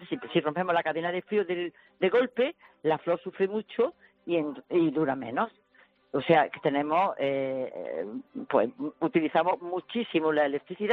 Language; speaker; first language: Spanish; native; Spanish